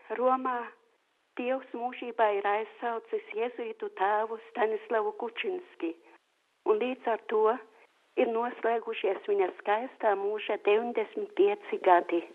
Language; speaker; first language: Latvian; native; Latvian